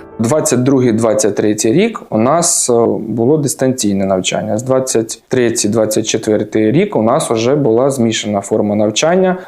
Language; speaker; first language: Ukrainian; native; Ukrainian